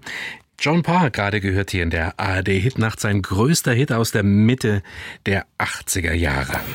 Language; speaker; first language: German; native; German